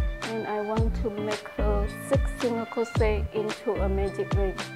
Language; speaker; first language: English; non-native, learner; Indonesian